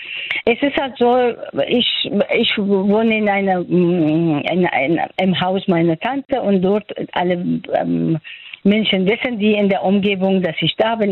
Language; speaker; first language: German; non-native, fluent; Persian